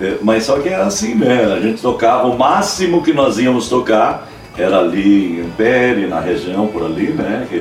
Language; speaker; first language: Portuguese; early bilingual, heritage; Portuguese